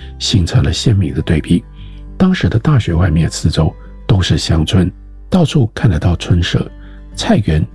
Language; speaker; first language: Chinese; native; Chinese